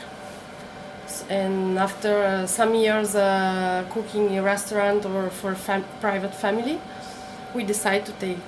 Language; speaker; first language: English; non-native, learner; Italian